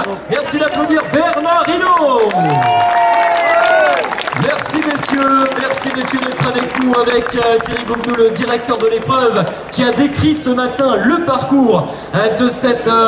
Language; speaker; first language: French; native; French